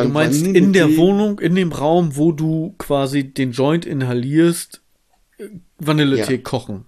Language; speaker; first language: German; native; German